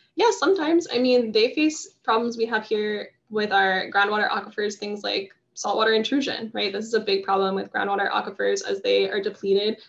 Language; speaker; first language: English; native; English